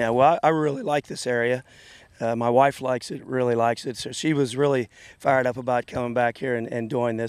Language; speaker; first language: English; native; English